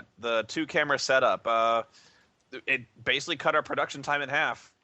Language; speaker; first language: English; native; English